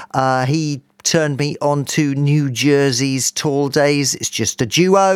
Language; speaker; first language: English; native; English